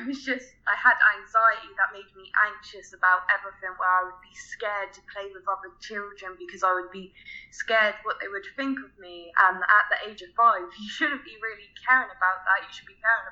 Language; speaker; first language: English; native; English